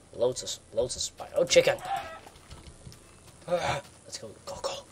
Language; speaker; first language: English; non-native, fluent; Dutch